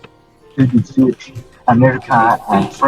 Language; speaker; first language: English; non-native, learner; Vietnamese